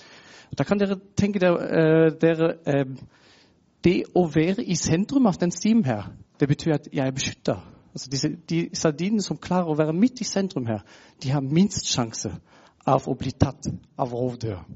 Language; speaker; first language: Norwegian; non-native, fluent; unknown